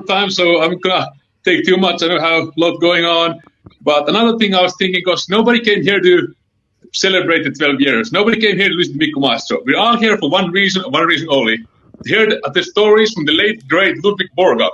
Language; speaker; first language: English; non-native, fluent; Finnish